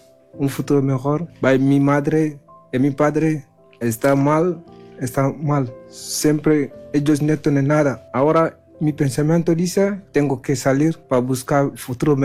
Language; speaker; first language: Spanish; non-native, learner; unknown